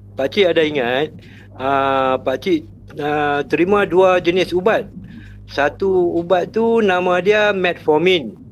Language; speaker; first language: Malay; native; Malay